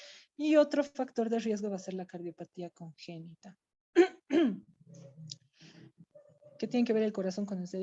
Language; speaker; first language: Spanish; native; Spanish